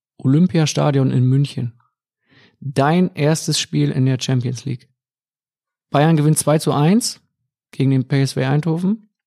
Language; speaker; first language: German; native; German